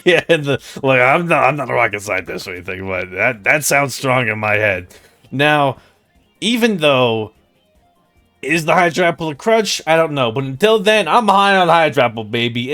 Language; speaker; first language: English; native; English